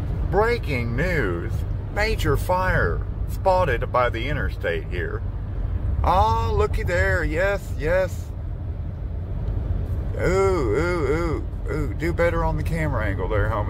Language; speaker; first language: English; native; English